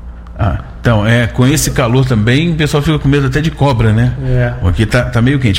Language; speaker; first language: Portuguese; native; Portuguese